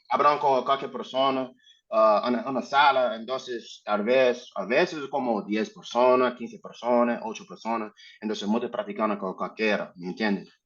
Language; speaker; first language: Spanish; non-native, learner; English